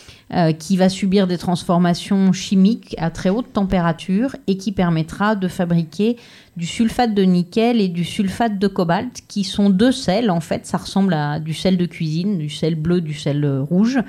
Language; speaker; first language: French; native; French